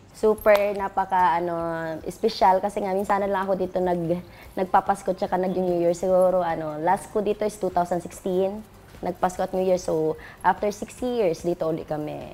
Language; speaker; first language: Filipino; non-native, local second language; Cebuano